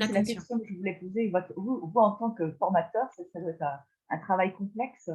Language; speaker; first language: French; native; French